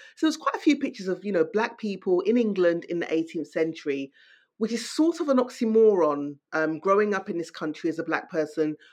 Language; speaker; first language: English; native; English